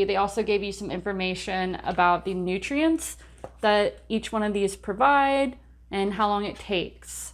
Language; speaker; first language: English; native; English